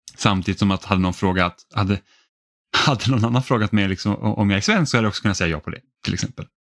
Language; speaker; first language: Swedish; native; Swedish